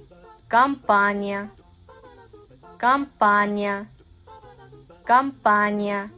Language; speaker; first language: Russian; non-native, fluent; Kazakh